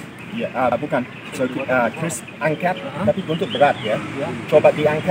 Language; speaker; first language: Indonesian; non-native, learner; English